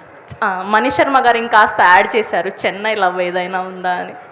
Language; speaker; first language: Telugu; native; Telugu